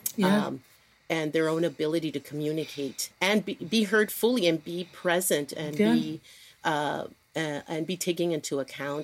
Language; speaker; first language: English; native; English